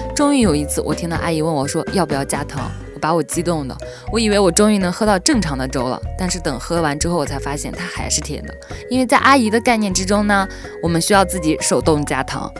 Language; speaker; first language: Chinese; native; Chinese